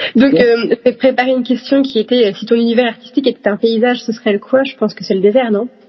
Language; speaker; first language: French; native; French